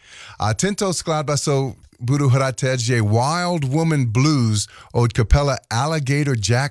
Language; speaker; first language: Czech; non-native, learner; English